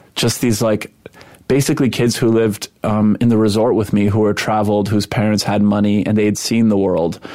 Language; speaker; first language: English; non-native, fluent; Polish